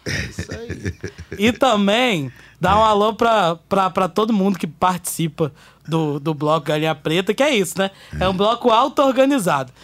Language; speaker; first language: Portuguese; native; Portuguese